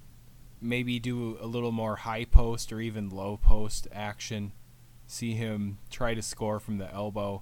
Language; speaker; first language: English; native; English